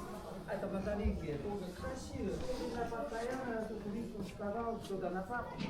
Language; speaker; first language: Russian; non-native, learner; Chinese